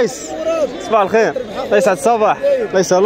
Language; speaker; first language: Arabic; native; Arabic